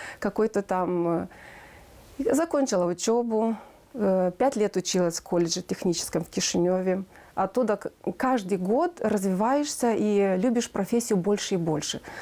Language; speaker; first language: Russian; non-native, local second language; Romanian